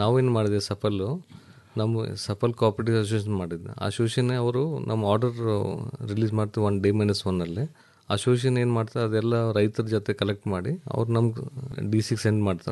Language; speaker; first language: Kannada; non-native, learner; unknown